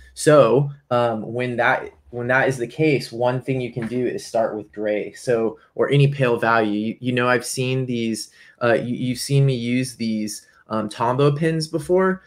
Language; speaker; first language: English; native; English